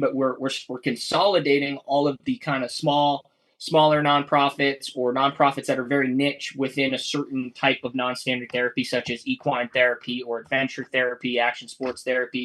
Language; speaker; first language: English; native; English